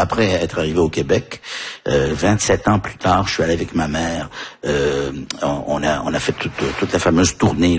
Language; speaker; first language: French; early bilingual, other home language; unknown